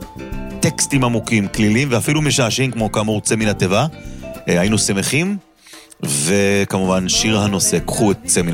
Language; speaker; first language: Hebrew; native; Hebrew